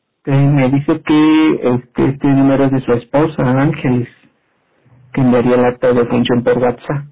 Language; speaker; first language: Spanish; native; Spanish